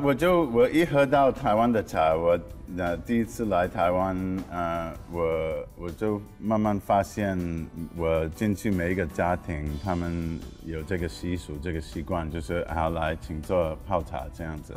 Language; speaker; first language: Chinese; non-native, fluent; English